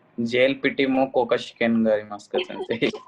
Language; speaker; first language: Japanese; non-native, learner; Hindi